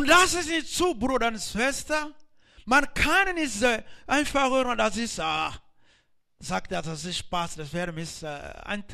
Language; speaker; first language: German; non-native, learner; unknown